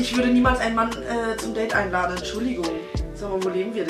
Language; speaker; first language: German; native; German